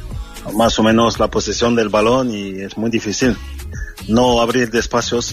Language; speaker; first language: Spanish; non-native, learner; French